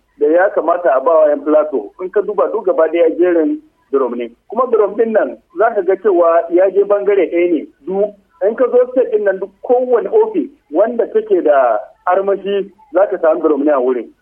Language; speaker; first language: Hausa; non-native, local second language; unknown